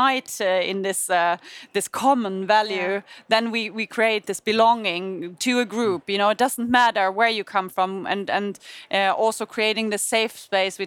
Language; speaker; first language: English; non-native, fluent; German